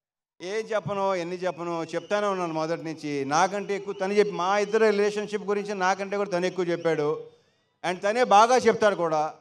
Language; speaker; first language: Telugu; native; Telugu